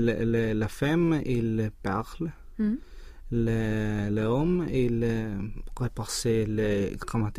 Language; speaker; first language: French; non-native, learner; Swedish